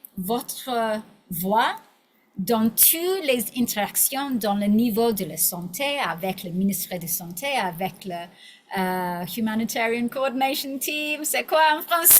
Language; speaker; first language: French; non-native, learner; English